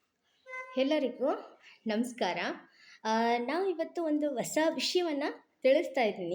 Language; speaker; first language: Kannada; native; Kannada